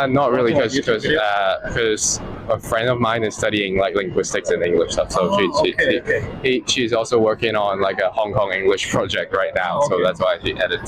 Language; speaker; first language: English; non-native, local second language; Cantonese